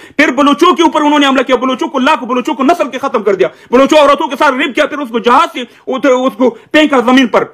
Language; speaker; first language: Urdu; non-native, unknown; Pashto